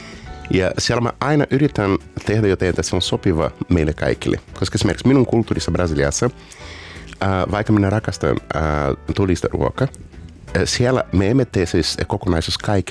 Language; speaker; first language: Finnish; non-native, fluent; Portuguese